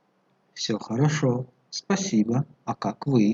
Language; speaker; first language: Russian; non-native, fluent; Tajik